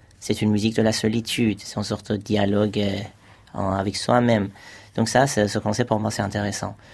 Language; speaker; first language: French; non-native, fluent; Persian